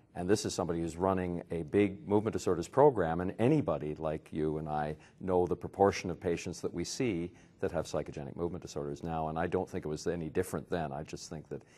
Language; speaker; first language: English; native; English